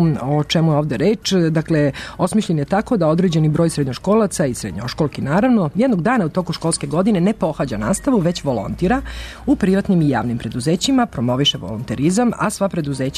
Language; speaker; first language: Serbian; native; Serbian